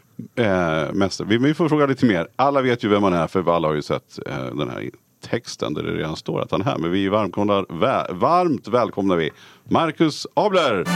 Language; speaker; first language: Swedish; native; Swedish